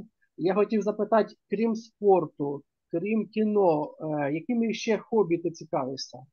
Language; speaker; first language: Ukrainian; native; Ukrainian